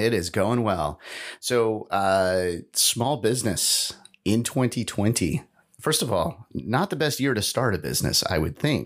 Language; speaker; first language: English; native; English